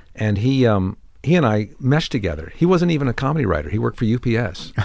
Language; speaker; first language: English; native; English